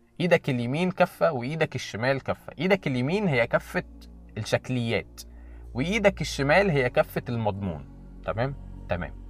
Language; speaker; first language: Arabic; native; Arabic